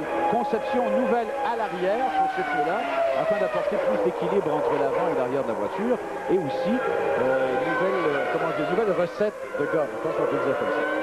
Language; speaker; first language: French; native; French